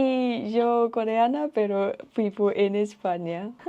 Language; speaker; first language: Spanish; non-native, learner; Korean